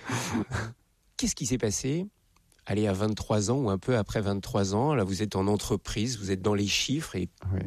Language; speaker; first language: French; native; French